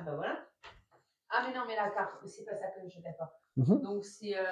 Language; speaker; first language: French; native; French